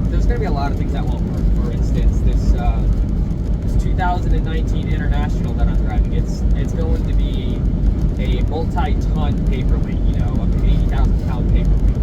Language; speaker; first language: English; native; English